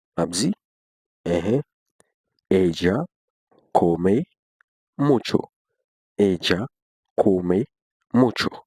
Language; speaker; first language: Spanish; non-native, learner; Haitian Creole